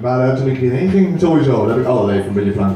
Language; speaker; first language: Dutch; native; Dutch